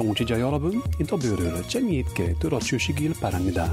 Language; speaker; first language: Korean; non-native, fluent; English